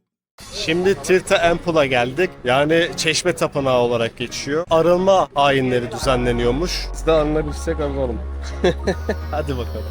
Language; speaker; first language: Turkish; native; Turkish